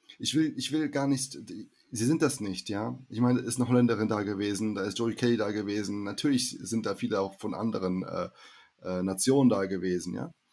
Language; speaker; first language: German; early bilingual, heritage; German